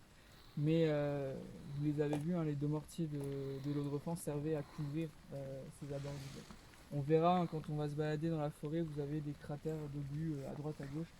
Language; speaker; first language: French; native; French